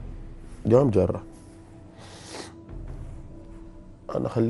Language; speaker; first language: Arabic; native; Arabic